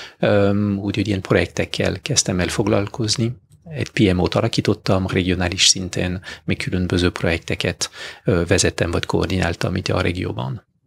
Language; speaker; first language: Hungarian; non-native, fluent; French